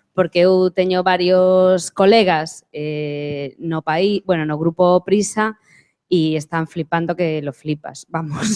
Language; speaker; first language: Spanish; non-native, local second language; Galician